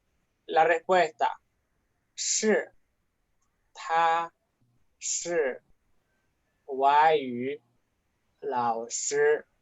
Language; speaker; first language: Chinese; non-native, fluent; Spanish